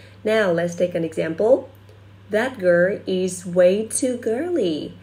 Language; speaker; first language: English; non-native, fluent; Vietnamese